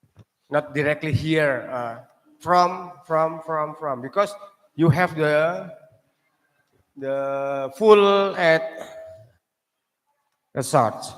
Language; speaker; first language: English; non-native, learner; Indonesian